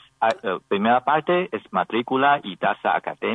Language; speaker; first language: Spanish; non-native, learner; Chinese